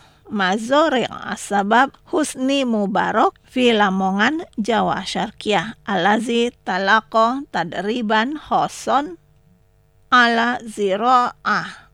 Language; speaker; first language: Arabic; non-native, learner; Indonesian